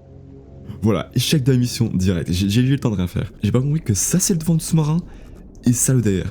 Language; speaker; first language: French; native; French